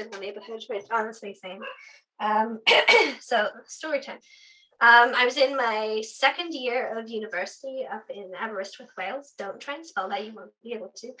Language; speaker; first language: English; native; English